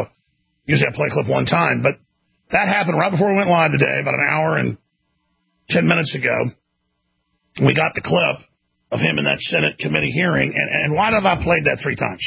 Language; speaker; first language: English; native; English